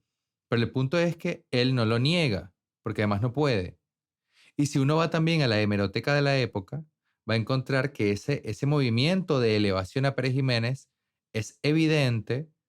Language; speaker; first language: Spanish; native; Spanish